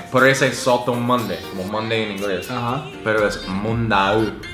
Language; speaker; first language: Spanish; non-native, fluent; English